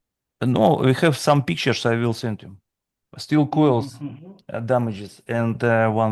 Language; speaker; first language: English; non-native, fluent; Russian